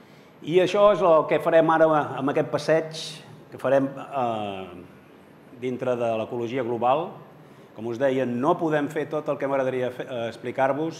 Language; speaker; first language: Catalan; native; Catalan